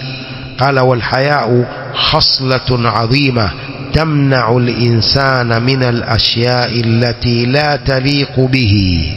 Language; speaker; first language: Arabic; non-native, fluent; Swahili